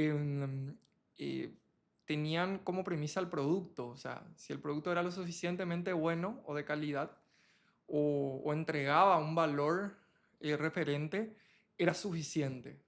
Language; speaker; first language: Spanish; native; Spanish